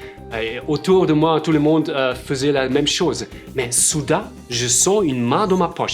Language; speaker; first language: French; non-native, fluent; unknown